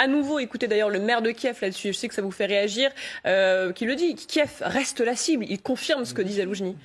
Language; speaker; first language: French; native; French